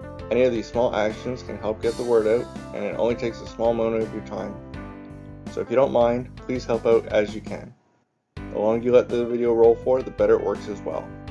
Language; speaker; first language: English; native; English